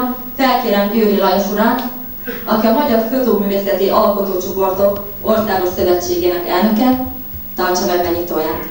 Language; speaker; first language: Hungarian; native; Hungarian